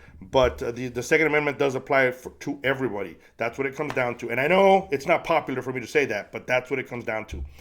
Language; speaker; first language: English; native; English